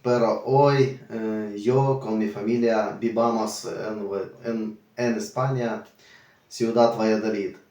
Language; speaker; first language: Spanish; non-native, learner; Ukrainian